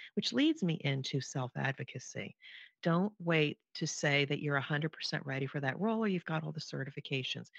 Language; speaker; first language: English; native; English